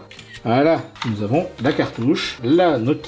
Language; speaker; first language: French; native; French